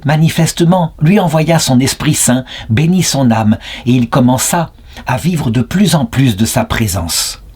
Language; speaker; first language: French; native; French